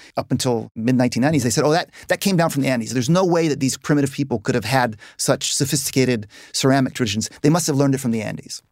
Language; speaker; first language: English; native; English